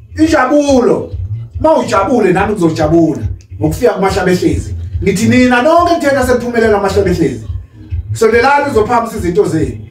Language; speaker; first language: Zulu; native; Zulu